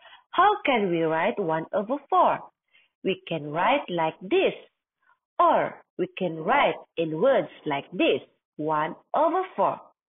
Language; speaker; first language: English; non-native, local second language; Malay